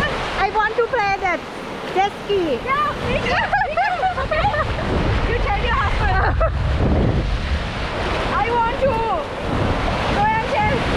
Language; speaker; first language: English; non-native, learner; Thai